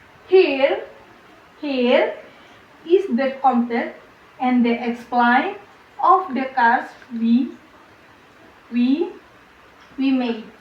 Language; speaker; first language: English; non-native, learner; Indonesian